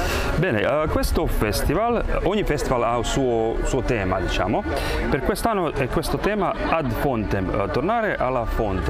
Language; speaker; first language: Italian; non-native, fluent; Croatian